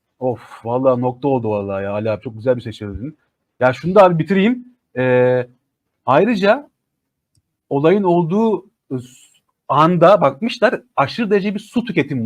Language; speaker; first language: Turkish; native; Turkish